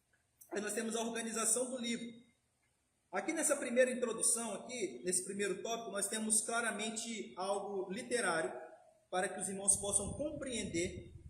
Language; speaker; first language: Portuguese; native; Portuguese